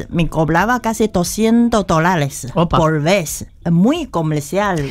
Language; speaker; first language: Spanish; non-native, fluent; Chinese